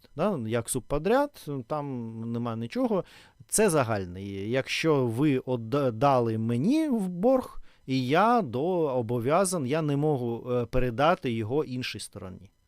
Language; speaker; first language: Ukrainian; non-native, learner; Russian